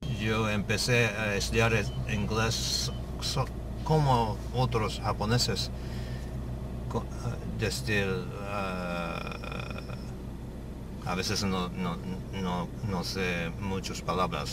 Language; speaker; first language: Spanish; non-native, learner; Japanese